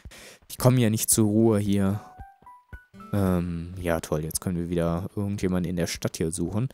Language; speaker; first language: German; native; German